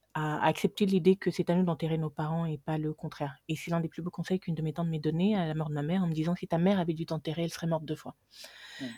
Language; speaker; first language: French; non-native, local second language; Fang